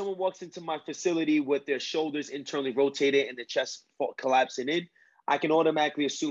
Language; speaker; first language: English; early bilingual, other home language; Spanish